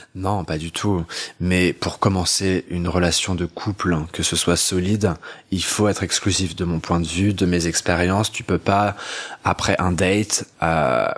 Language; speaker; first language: French; native; French